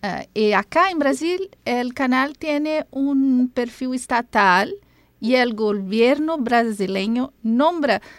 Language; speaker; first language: Spanish; non-native, fluent; Portuguese